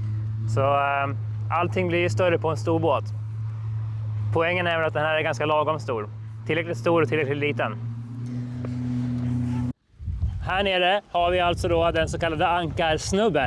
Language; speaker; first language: Swedish; native; Swedish